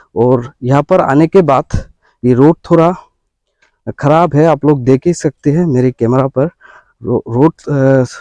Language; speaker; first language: Hindi; non-native, local second language; Bangla